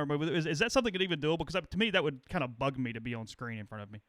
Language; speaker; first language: English; native; English